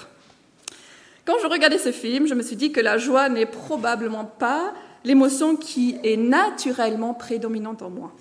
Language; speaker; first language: French; non-native, fluent; German